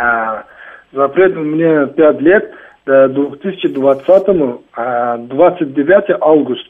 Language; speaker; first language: Russian; non-native, learner; Tajik